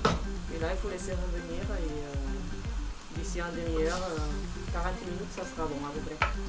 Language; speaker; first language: French; non-native, fluent; Portuguese